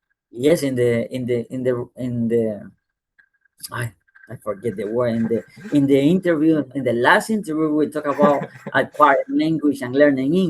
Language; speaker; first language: English; non-native, fluent; Spanish